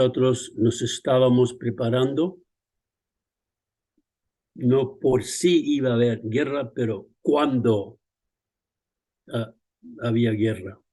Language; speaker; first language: Spanish; early bilingual, other home language; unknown